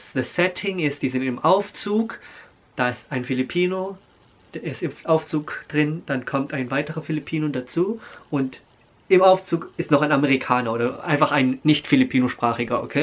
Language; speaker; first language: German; early bilingual, other home language; Filipino